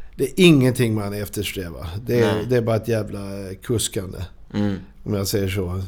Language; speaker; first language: Swedish; native; Swedish